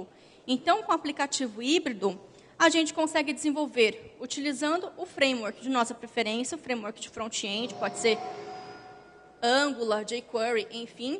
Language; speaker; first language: Portuguese; native; Portuguese